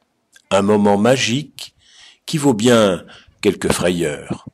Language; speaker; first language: French; native; French